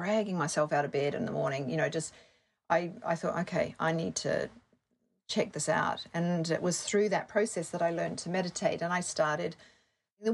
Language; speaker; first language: English; native; English